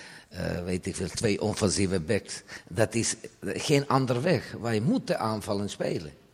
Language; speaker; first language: Dutch; non-native, fluent; Serbian